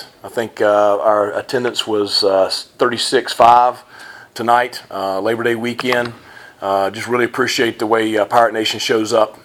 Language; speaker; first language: English; native; English